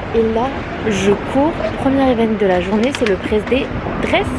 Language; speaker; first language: French; native; French